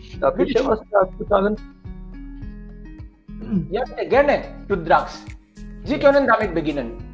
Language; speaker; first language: German; non-native, fluent; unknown